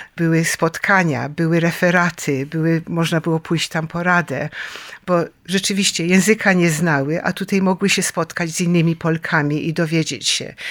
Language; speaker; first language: Polish; early bilingual, heritage; Polish